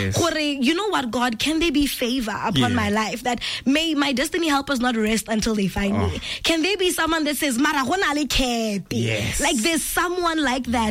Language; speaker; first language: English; non-native, local second language; Tswana